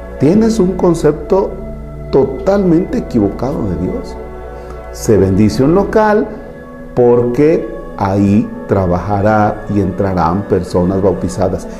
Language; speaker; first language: Spanish; native; Spanish